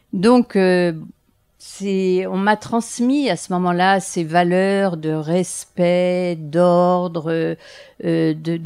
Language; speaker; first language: French; native; French